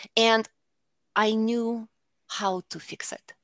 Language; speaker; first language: English; non-native, fluent; Russian